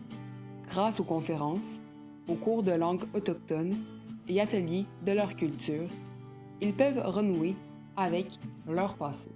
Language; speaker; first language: French; native; French